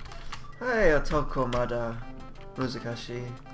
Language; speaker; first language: Japanese; non-native, learner; English